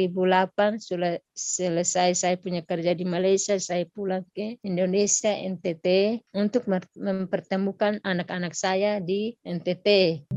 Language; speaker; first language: Indonesian; non-native, local second language; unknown